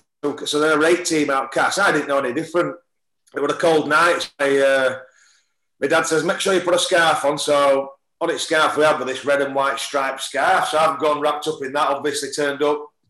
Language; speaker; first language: English; native; English